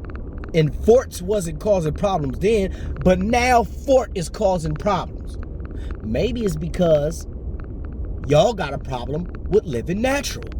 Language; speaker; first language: English; native; English